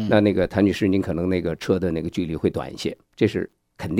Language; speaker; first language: Chinese; native; Chinese